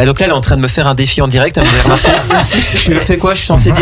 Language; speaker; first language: French; native; French